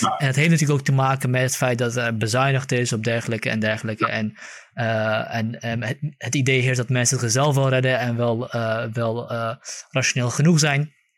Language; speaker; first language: Dutch; early bilingual, other home language; Kurdish